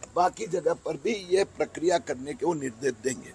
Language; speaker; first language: Hindi; non-native, local second language; Marathi